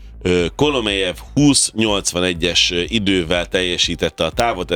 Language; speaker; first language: Hungarian; native; Hungarian